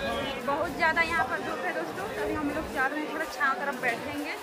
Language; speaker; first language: Hindi; native; Hindi